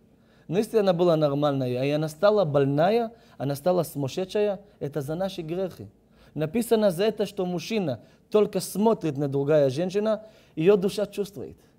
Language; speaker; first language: Russian; non-native, learner; Hebrew